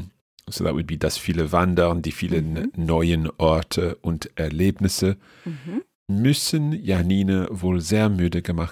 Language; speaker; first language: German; non-native, fluent; English